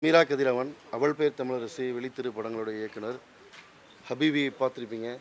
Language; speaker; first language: Tamil; native; Tamil